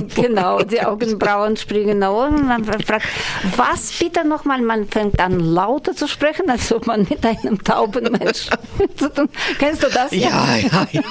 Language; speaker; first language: German; non-native, fluent; Russian